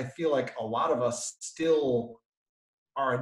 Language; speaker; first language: English; native; English